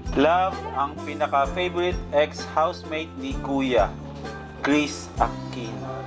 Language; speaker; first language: Filipino; native; Filipino